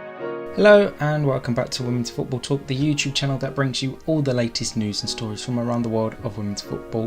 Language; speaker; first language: English; native; English